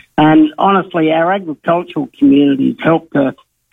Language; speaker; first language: English; native; English